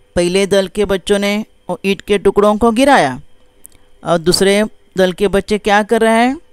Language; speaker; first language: Hindi; non-native, local second language; Marathi